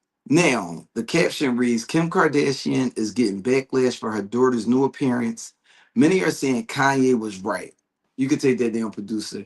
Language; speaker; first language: English; native; English